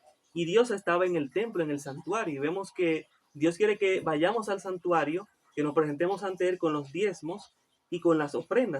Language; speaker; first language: Spanish; native; Spanish